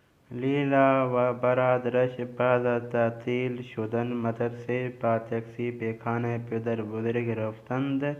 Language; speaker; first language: Persian; non-native, fluent; Urdu